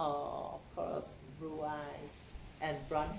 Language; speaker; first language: English; non-native, learner; Thai